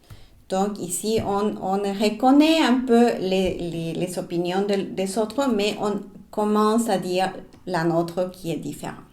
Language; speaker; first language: French; non-native, fluent; Spanish